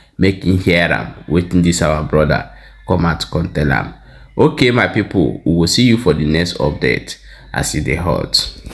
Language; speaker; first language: Nigerian Pidgin; non-native, local second language; Igbo